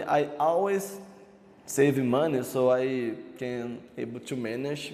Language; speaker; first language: English; non-native, learner; Portuguese